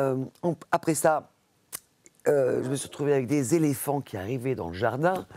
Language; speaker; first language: French; native; French